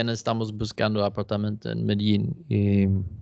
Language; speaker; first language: Spanish; non-native, fluent; Swedish